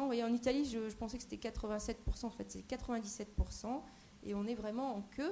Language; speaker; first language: French; native; French